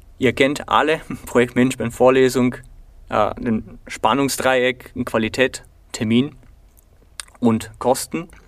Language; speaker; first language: German; non-native, fluent; Bulgarian